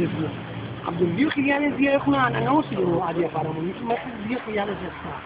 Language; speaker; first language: Greek; non-native, learner; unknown